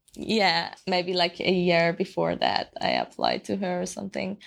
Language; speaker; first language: English; non-native, fluent; Persian